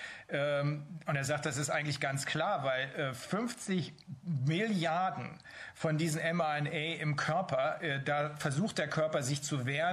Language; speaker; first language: German; native; German